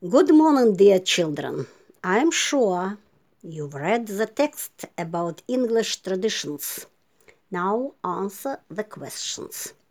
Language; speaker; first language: English; non-native, fluent; Ukrainian